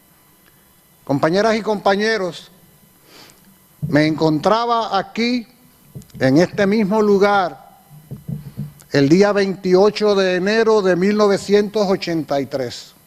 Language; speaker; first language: Spanish; native; Spanish